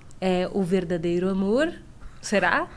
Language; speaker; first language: Portuguese; native; Portuguese